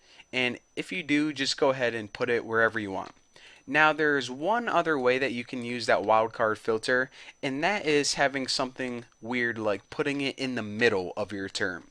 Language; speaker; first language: English; native; English